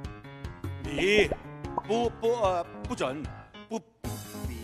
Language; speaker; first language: Chinese; non-native, local second language; Cantonese